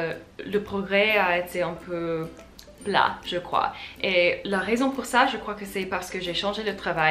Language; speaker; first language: French; non-native, fluent; English